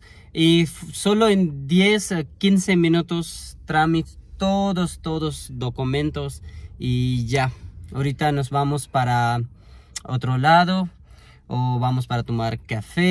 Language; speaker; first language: Spanish; non-native, learner; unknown